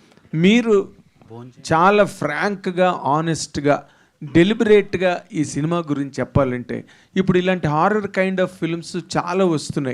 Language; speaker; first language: Telugu; native; Telugu